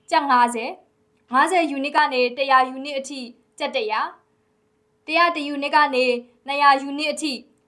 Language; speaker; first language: Burmese; native; Burmese